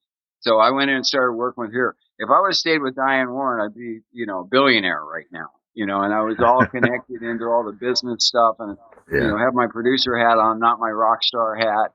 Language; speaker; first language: English; native; English